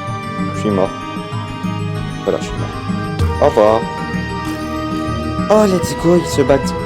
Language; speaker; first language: French; native; French